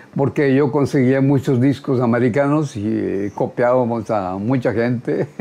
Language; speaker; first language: Spanish; native; Spanish